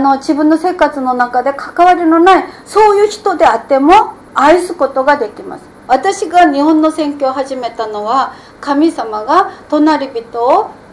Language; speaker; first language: Japanese; non-native, fluent; Korean